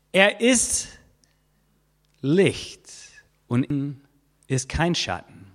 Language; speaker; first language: German; non-native, fluent; English